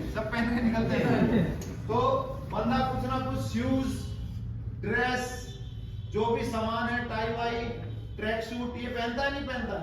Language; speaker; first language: Hindi; native; Hindi